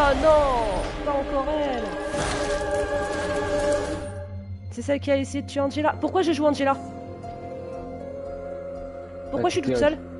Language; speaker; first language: French; native; French